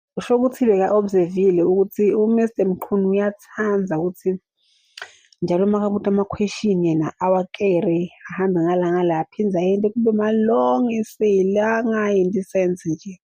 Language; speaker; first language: Zulu; non-native, local second language; Swati